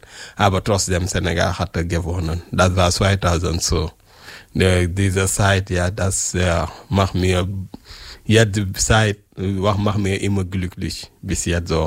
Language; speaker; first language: German; non-native, learner; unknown